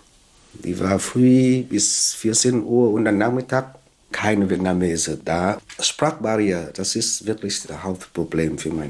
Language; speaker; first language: German; non-native, fluent; Vietnamese